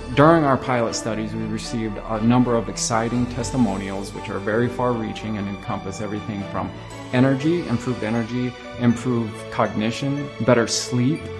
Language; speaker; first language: English; native; English